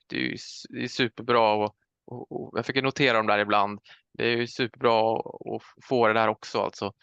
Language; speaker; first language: Swedish; native; Swedish